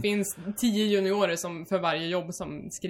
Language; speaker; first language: Swedish; native; Swedish